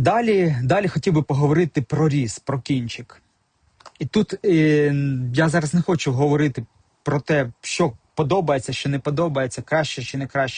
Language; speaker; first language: Ukrainian; native; Ukrainian